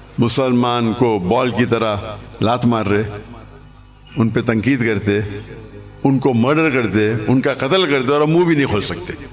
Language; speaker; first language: Urdu; non-native, local second language; English